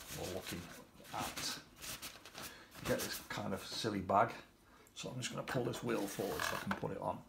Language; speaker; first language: English; native; English